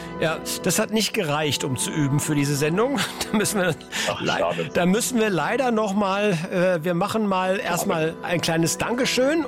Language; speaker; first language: German; native; German